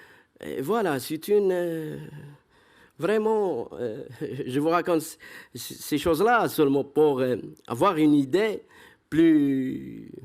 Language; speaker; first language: French; non-native, fluent; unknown